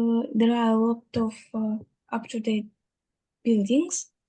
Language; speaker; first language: English; non-native, learner; Russian